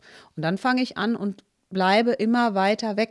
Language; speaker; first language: German; native; German